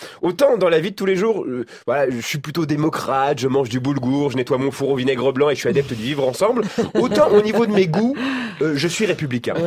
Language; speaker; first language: French; native; French